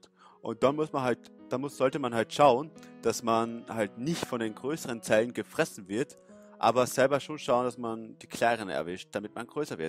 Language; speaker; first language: German; native; German